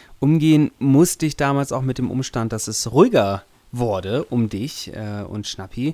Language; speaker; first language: German; native; German